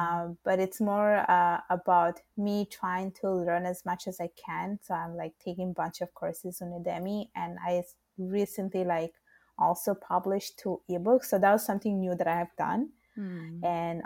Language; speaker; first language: English; non-native, fluent; Italian